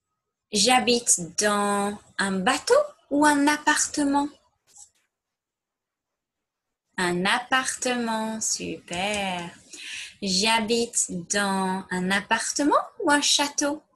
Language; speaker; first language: French; non-native, fluent; English